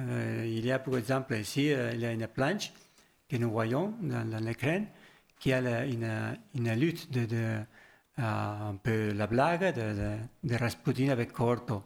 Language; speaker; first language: French; non-native, learner; Spanish